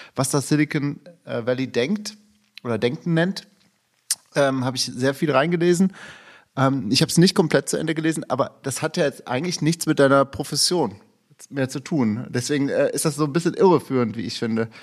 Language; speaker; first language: German; native; German